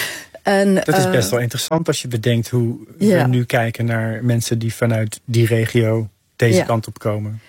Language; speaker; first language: Dutch; native; Dutch